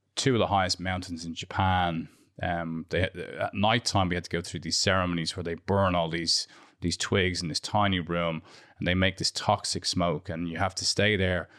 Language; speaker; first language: English; native; English